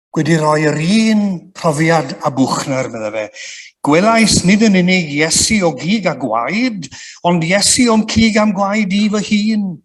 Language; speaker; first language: Welsh; native; Welsh